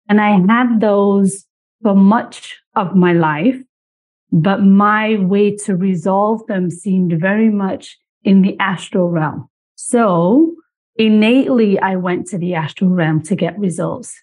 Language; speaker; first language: English; native; English